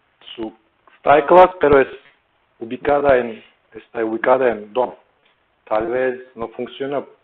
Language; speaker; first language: Spanish; non-native, learner; Turkish